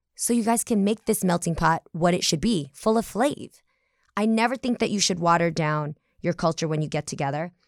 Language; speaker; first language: English; early bilingual, other home language; Vietnamese